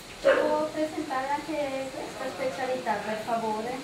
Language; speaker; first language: Italian; non-native, fluent; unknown